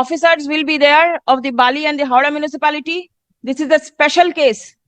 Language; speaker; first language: English; non-native, local second language; Bangla